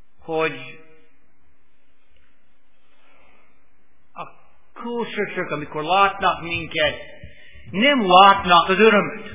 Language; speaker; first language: Hungarian; non-native, fluent; English